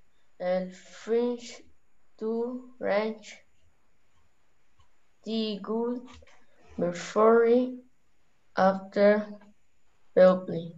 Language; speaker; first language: English; non-native, learner; Spanish